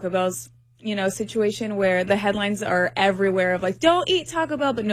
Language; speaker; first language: English; native; English